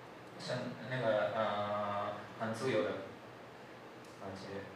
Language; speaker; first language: Chinese; non-native, learner; Japanese